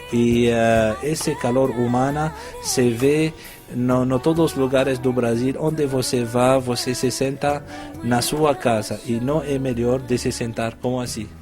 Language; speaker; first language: Portuguese; non-native, fluent; Arabic